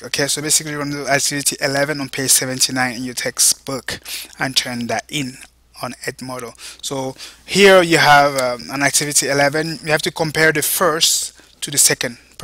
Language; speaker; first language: English; non-native, fluent; French